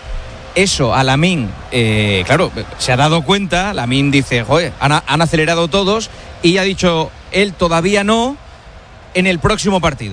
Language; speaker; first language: Spanish; native; Spanish